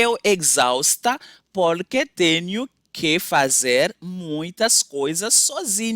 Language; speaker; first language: Portuguese; non-native, fluent; Haitian Creole